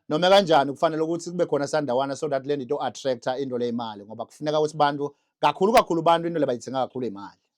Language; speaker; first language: Zulu; non-native, local second language; Swati